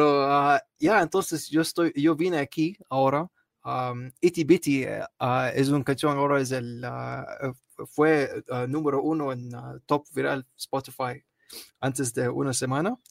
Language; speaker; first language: Spanish; non-native, learner; Arabic